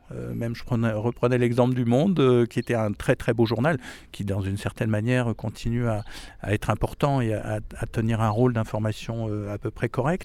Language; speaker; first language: French; native; French